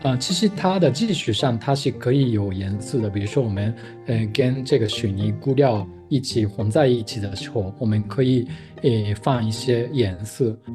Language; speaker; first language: Chinese; non-native, fluent; Japanese